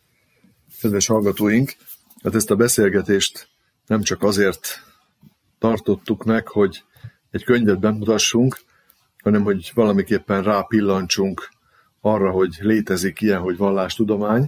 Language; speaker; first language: Hungarian; native; Hungarian